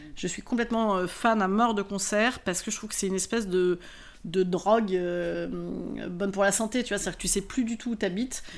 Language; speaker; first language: French; native; French